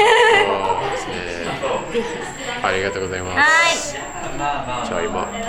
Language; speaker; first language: Japanese; non-native, learner; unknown